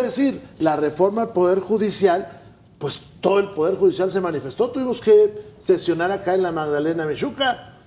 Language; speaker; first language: Spanish; native; Spanish